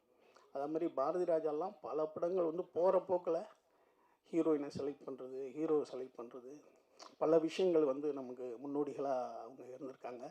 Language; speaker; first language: Tamil; native; Tamil